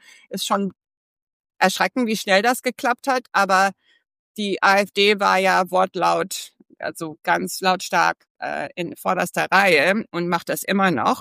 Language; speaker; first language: German; early bilingual, heritage; English